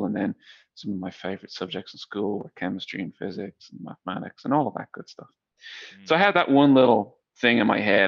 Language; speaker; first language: English; native; English